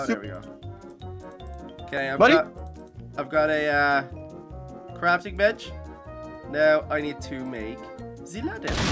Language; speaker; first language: English; native; English